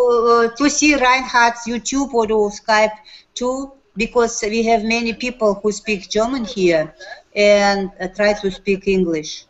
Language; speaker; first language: English; non-native, fluent; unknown